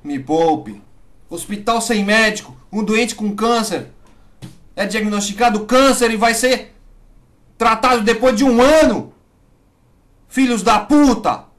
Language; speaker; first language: Portuguese; native; Portuguese